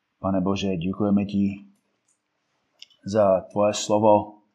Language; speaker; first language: Czech; non-native, fluent; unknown